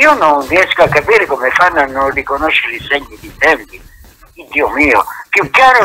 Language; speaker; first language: Italian; native; Italian